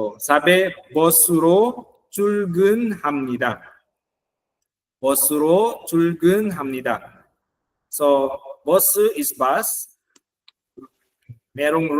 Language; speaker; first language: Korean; non-native, fluent; Filipino